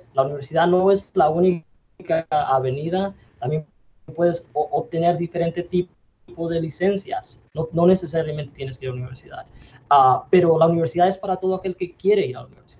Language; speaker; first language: Spanish; early bilingual, other home language; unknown